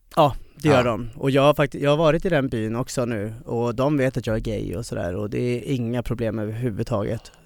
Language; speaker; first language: Swedish; native; Swedish